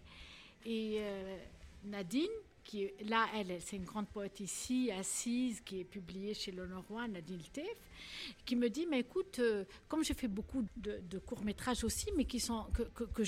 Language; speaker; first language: French; non-native, local second language; Arabic